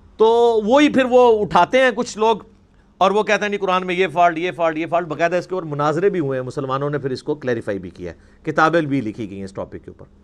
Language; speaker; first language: Urdu; non-native, local second language; Punjabi